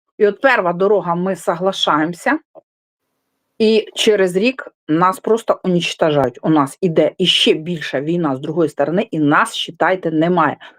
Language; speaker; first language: Ukrainian; non-native, local second language; Russian